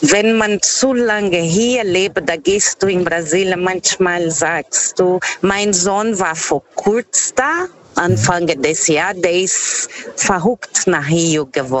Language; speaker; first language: German; non-native, fluent; Portuguese